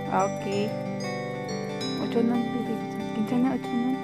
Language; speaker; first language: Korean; non-native, learner; Filipino